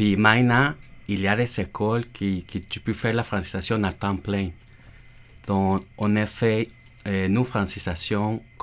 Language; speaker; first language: French; non-native, learner; Spanish